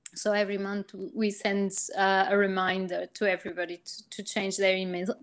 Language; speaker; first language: English; non-native, fluent; Portuguese